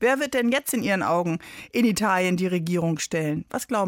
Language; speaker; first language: German; native; German